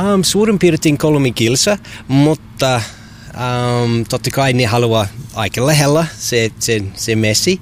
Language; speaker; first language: Finnish; non-native, learner; English